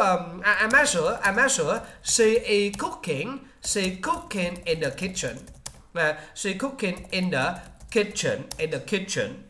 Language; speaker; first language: English; non-native, learner; Vietnamese